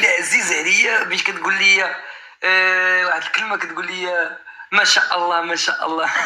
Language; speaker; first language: Arabic; native; Arabic